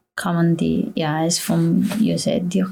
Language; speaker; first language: German; non-native, learner; Slovenian